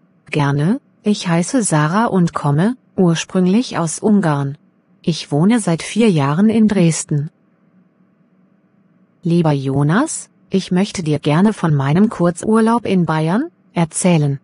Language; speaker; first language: German; non-native, fluent; Hungarian